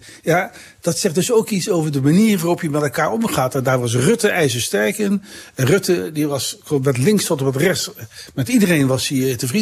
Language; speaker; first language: Dutch; native; Dutch